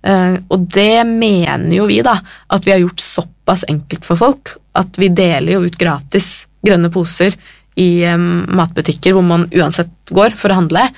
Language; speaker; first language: Norwegian; native; Norwegian